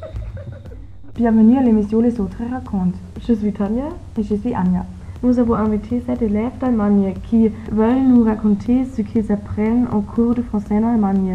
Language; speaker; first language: French; non-native, learner; German